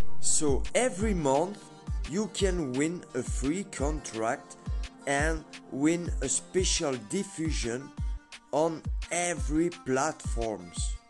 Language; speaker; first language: English; non-native, learner; French